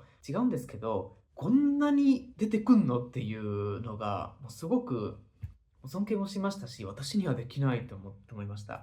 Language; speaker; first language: Japanese; non-native, fluent; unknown